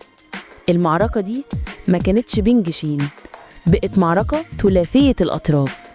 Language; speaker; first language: Arabic; native; Arabic